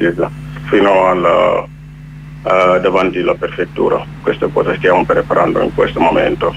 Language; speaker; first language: Italian; non-native, learner; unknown